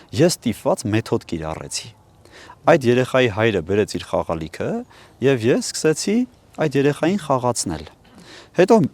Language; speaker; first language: Armenian; native; Armenian